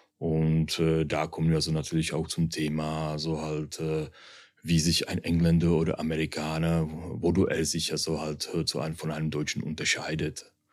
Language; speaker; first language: German; early bilingual, heritage; Czech